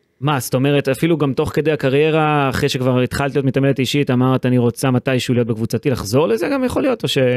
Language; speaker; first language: Hebrew; native; Hebrew